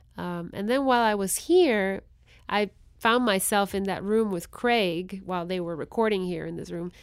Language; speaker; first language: English; non-native, fluent; Spanish